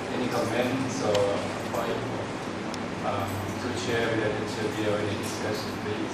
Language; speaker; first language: English; non-native, fluent; Thai